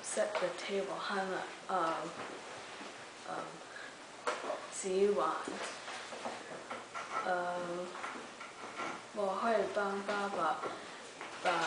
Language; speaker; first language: Chinese; early bilingual, heritage; Chinese